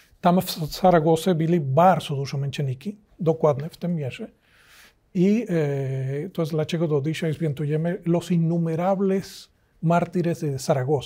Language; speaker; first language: Polish; non-native, learner; Spanish